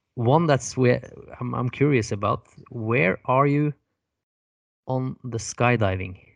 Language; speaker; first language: English; non-native, fluent; Norwegian